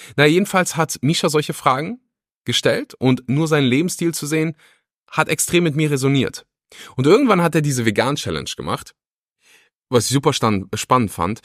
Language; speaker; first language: German; early bilingual, other home language; Russian